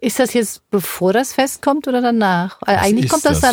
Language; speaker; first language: German; native; German